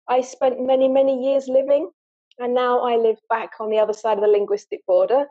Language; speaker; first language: English; native; English